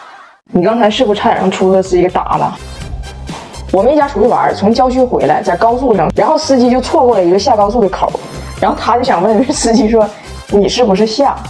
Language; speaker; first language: Chinese; native; Chinese